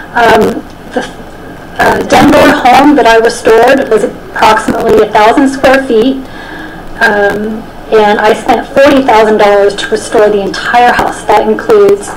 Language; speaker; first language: English; native; English